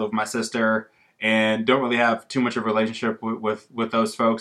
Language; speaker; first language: English; native; English